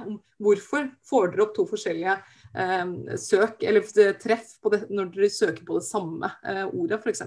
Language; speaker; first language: Norwegian; native; Norwegian